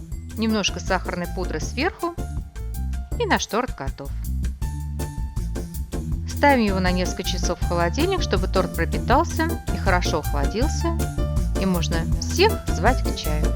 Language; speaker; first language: Russian; native; Russian